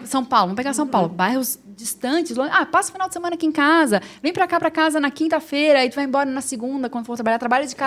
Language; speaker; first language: Portuguese; native; Portuguese